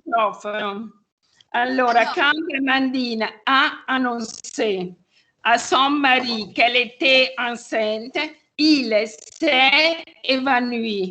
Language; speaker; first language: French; non-native, learner; Italian